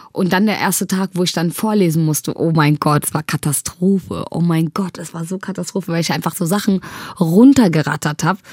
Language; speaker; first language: German; early bilingual, other home language; Tigrinya